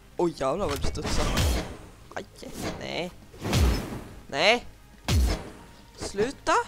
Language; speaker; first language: Swedish; native; Swedish